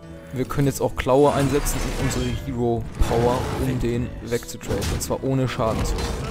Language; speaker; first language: German; native; German